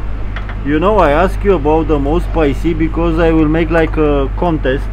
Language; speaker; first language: English; non-native, learner; Romanian